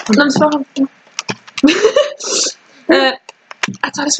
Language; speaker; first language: French; native; French